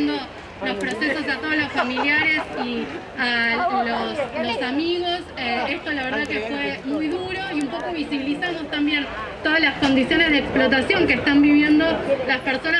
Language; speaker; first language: Spanish; native; Spanish